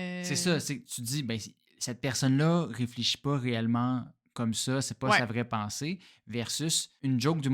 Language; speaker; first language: French; native; French